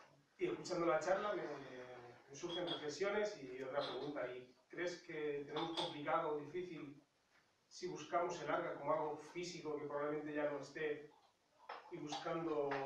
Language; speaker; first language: Spanish; native; Spanish